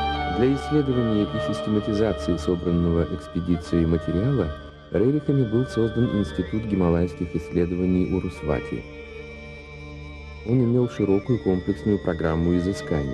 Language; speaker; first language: Russian; native; Russian